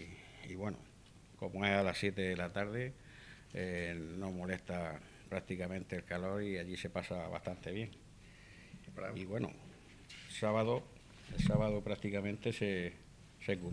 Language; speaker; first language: Spanish; native; Spanish